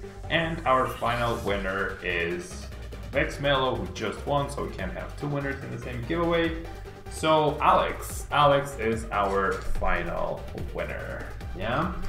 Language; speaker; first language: English; non-native, fluent; Spanish